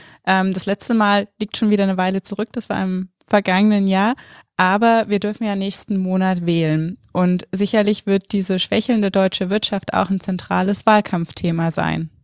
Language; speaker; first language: German; native; German